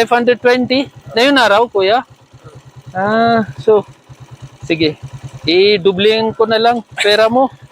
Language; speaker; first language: Filipino; non-native, learner; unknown